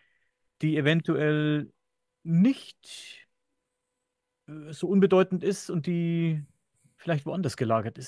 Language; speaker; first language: German; native; German